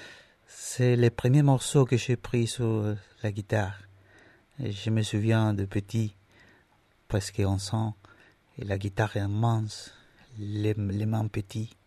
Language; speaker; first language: French; non-native, learner; Spanish